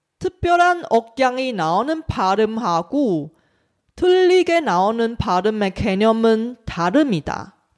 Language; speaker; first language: Korean; non-native, fluent; Chinese